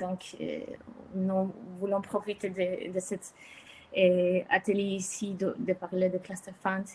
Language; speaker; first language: French; non-native, fluent; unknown